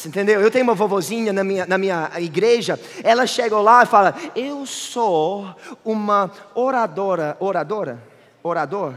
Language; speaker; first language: Portuguese; non-native, fluent; English